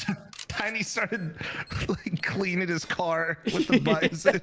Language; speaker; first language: English; native; English